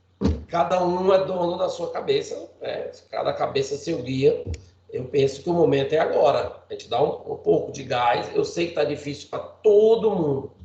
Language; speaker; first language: Portuguese; native; Portuguese